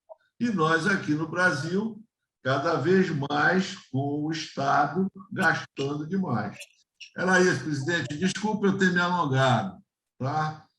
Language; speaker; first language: Portuguese; native; Portuguese